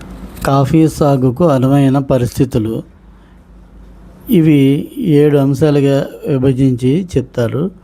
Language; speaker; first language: Telugu; native; Telugu